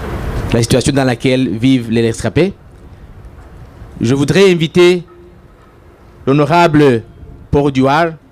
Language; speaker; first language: French; non-native, local second language; Kinyarwanda